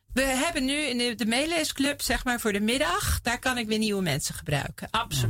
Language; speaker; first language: Dutch; native; Dutch